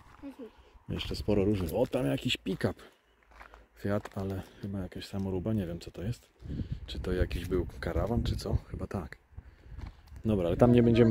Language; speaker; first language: Polish; native; Polish